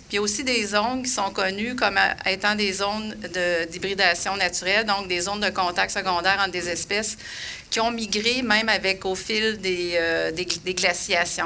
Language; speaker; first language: French; native; French